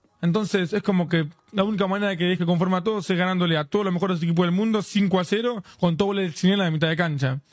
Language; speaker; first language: Spanish; native; Spanish